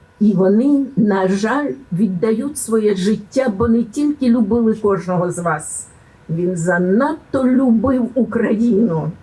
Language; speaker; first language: Ukrainian; native; Ukrainian